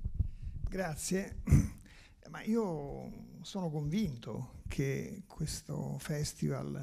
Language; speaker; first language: Italian; native; Italian